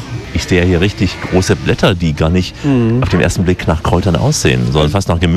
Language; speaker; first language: German; native; German